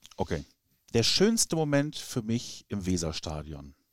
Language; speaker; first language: German; native; German